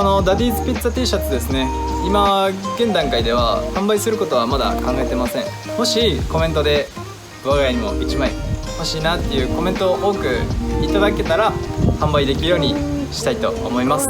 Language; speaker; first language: Japanese; native; Japanese